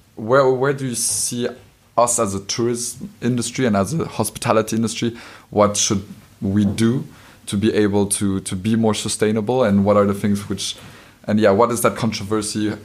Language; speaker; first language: English; non-native, fluent; German